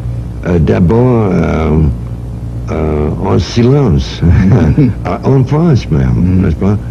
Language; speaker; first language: French; non-native, fluent; English